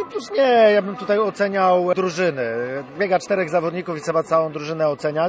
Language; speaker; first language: Polish; native; Polish